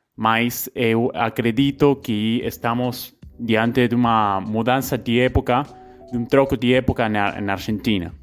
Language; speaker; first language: Portuguese; non-native, learner; Spanish